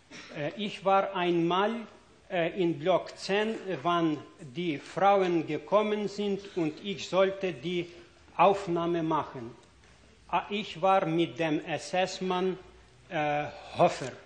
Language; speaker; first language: German; non-native, fluent; Ukrainian